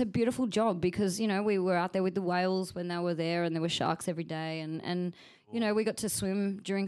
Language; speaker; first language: English; native; English